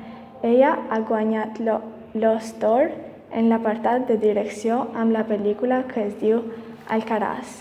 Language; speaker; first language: Catalan; non-native, learner; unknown